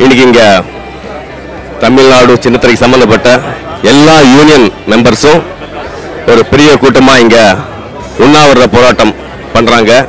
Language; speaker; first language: Tamil; non-native, local second language; Telugu